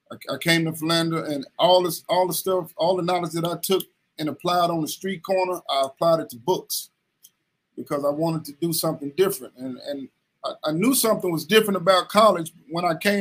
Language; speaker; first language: English; native; English